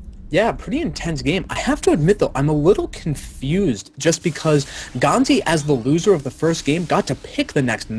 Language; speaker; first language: English; native; English